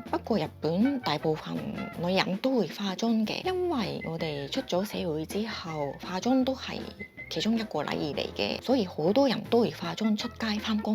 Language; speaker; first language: Cantonese; non-native, fluent; Japanese